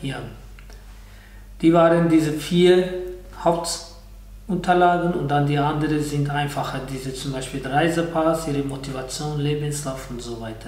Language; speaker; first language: German; non-native, learner; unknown